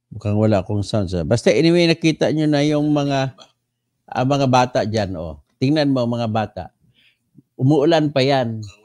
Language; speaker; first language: Filipino; native; Filipino